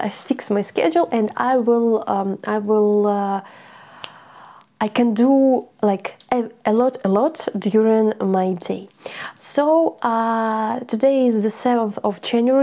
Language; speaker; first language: English; non-native, learner; Russian